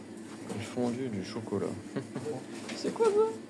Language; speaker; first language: French; native; French